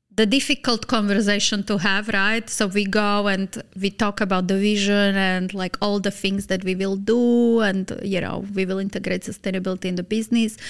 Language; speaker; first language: English; non-native, fluent; Slovak